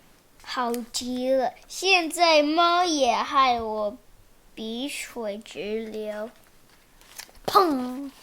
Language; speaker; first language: Chinese; early bilingual, heritage; Chinese